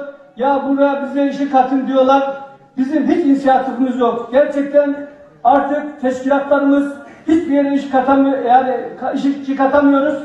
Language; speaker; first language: Turkish; native; Turkish